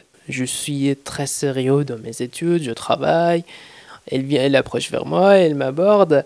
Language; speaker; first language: French; non-native, fluent; Persian